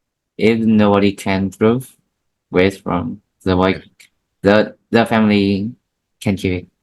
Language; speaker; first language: English; non-native, learner; Vietnamese